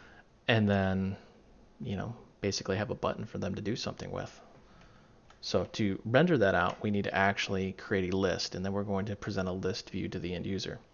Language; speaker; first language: English; native; English